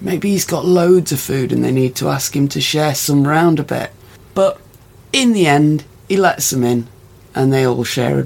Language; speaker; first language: English; native; English